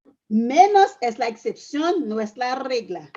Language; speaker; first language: Spanish; non-native, fluent; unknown